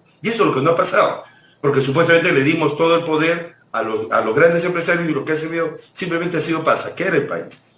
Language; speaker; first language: Spanish; native; Spanish